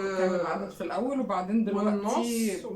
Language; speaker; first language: Arabic; native; Arabic